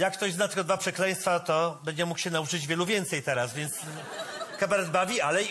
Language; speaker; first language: Polish; native; Polish